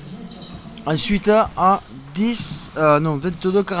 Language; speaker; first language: French; native; French